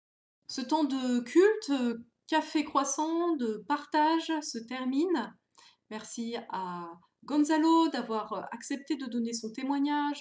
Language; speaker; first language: French; native; French